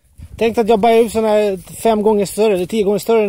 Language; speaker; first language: Swedish; native; Swedish